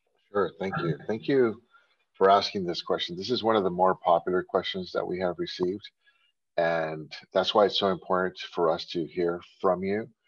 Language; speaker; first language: English; native; English